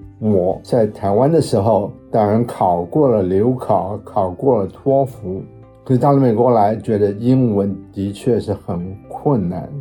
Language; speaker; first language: Chinese; native; Chinese